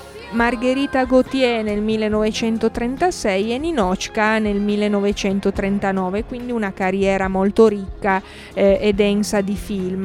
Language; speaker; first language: Italian; native; Italian